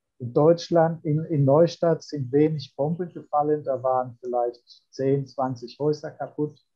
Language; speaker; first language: German; native; German